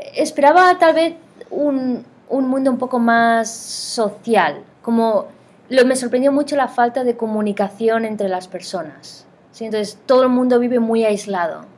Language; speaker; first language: Spanish; native; Spanish